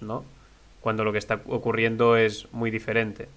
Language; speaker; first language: Spanish; native; Spanish